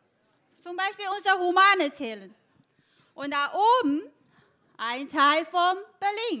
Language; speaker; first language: German; non-native, fluent; Chinese